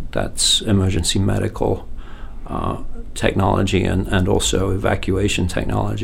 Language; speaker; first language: English; native; English